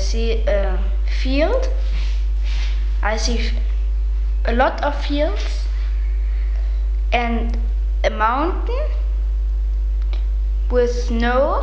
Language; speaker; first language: English; non-native, learner; German